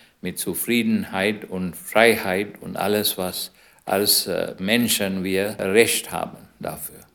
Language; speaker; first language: German; non-native, learner; Sinhala